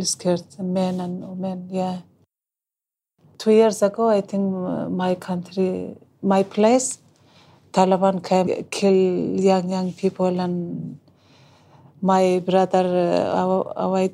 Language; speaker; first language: English; non-native, learner; Hazaragi